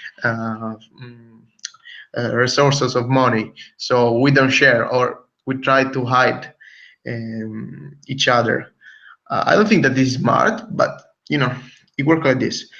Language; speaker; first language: English; non-native, fluent; Italian